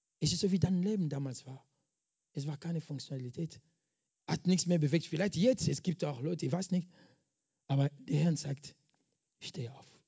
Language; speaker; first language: German; non-native, fluent; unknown